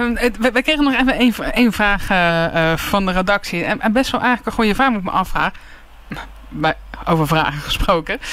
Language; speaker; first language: Dutch; native; Dutch